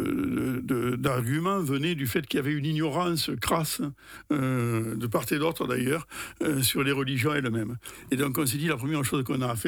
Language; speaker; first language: French; native; French